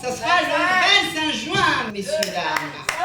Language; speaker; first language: French; native; French